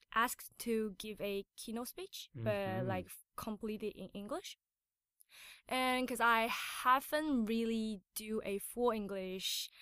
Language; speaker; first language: English; non-native, fluent; Chinese